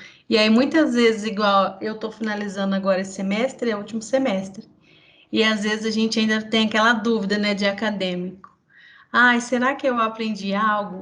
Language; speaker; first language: Portuguese; native; Portuguese